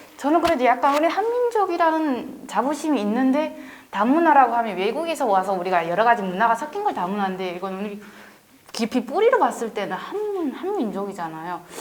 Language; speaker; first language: Korean; native; Korean